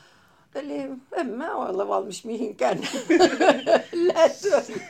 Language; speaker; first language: Finnish; non-native, fluent; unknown